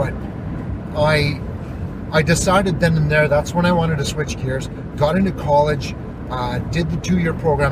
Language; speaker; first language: English; native; English